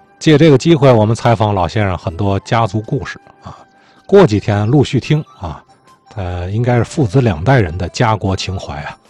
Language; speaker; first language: Chinese; native; Chinese